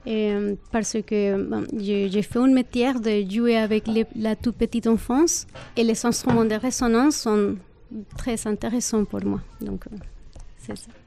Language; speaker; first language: French; non-native, fluent; Spanish